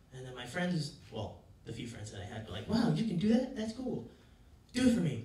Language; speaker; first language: English; native; English